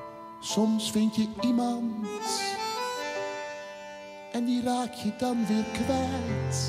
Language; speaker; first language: Dutch; native; Dutch